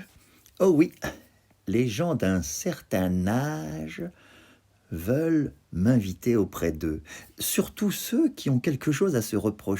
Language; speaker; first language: French; native; French